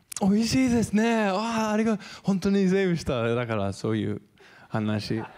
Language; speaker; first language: Japanese; non-native, learner; English